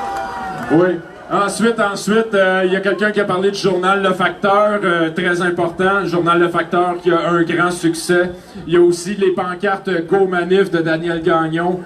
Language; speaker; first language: French; native; French